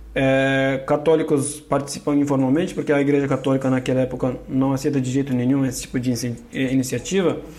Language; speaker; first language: Portuguese; non-native, fluent; Kurdish